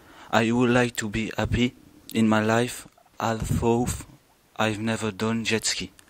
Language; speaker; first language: English; non-native, learner; French